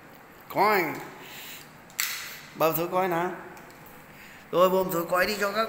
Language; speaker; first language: Vietnamese; native; Vietnamese